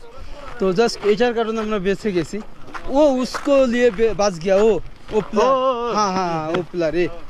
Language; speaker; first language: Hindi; non-native, learner; Bangla